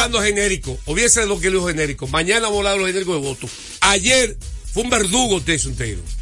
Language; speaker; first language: Spanish; native; Spanish